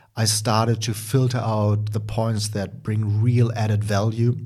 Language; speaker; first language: English; non-native, fluent; German